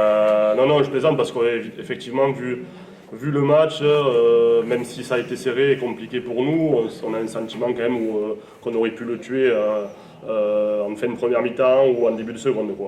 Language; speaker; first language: French; native; French